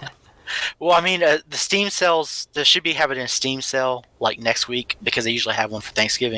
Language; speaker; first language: English; native; English